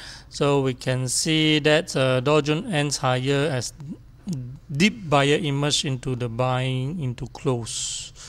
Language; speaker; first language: English; non-native, local second language; Chinese